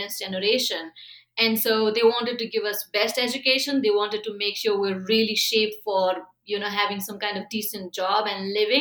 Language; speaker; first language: English; non-native, local second language; Nepali